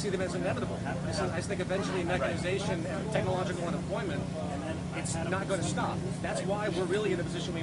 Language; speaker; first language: English; native; English